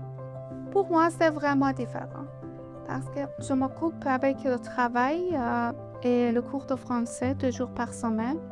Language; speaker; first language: French; non-native, learner; Persian